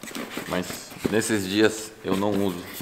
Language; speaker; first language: Portuguese; non-native, learner; Korean